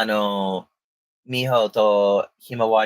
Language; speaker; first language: Japanese; non-native, learner; English